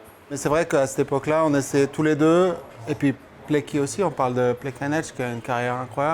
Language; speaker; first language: French; native; French